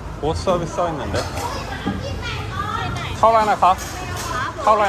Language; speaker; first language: Korean; native; Korean